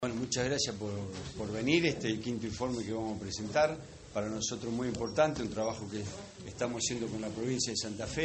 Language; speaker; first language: Spanish; native; Spanish